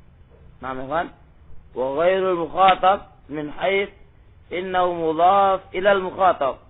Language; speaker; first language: Arabic; non-native, local second language; Indonesian